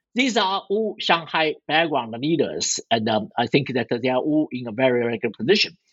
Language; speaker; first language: English; non-native, fluent; Chinese